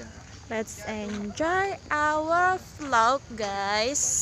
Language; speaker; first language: English; non-native, learner; Indonesian